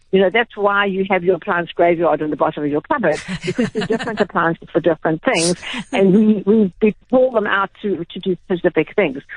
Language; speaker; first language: English; native; English